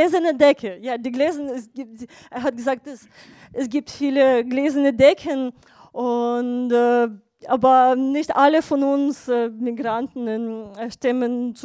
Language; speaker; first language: German; non-native, learner; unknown